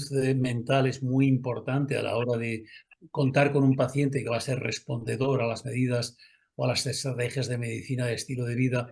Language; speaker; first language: Spanish; native; Spanish